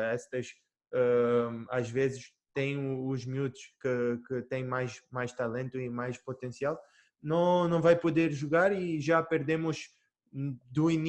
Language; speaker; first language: Portuguese; early bilingual, heritage; Portuguese